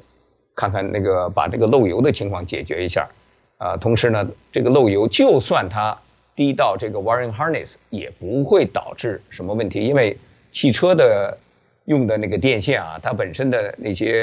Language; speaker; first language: Chinese; native; Chinese